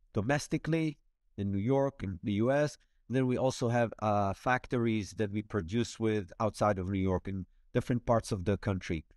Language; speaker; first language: English; non-native, fluent; Hebrew